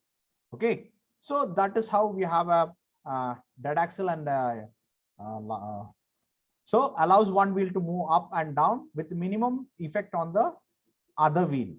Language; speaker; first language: English; non-native, local second language; Marathi